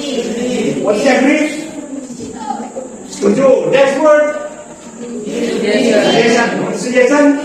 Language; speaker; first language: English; non-native, learner; Indonesian